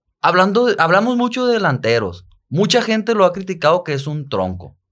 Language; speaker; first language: Spanish; native; Spanish